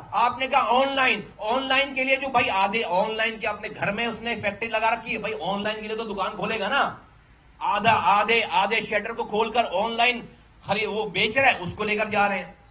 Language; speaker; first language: Urdu; native; Urdu